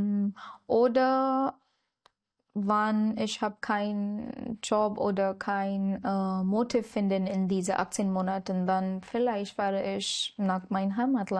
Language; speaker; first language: German; non-native, learner; Marathi